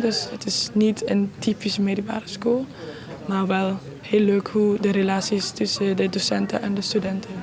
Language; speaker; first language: Dutch; non-native, fluent; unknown